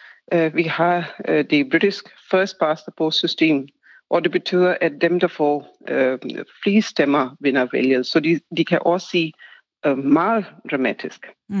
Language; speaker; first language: Danish; non-native, fluent; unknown